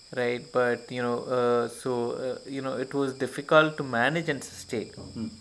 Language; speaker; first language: English; non-native, local second language; Malayalam